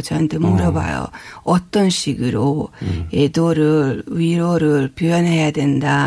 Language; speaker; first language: Korean; non-native, fluent; Hungarian